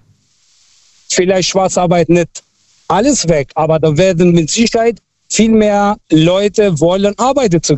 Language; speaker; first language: German; non-native, fluent; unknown